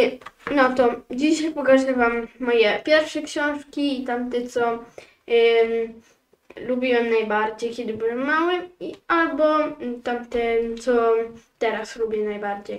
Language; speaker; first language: Polish; early bilingual, heritage; Polish